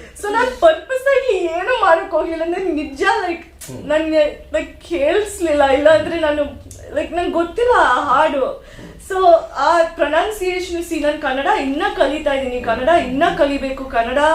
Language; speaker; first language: Kannada; non-native, learner; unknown